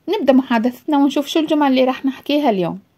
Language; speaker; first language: Arabic; native; Arabic